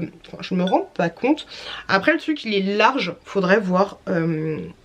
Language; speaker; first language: French; native; French